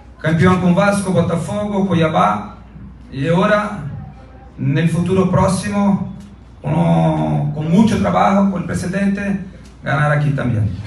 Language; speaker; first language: Spanish; non-native, learner; Portuguese